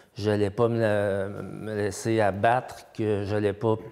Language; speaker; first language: French; native; French